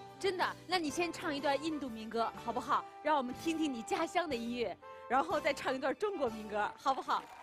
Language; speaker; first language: Chinese; native; Chinese